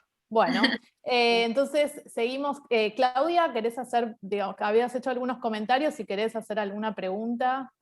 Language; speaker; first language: Spanish; native; Spanish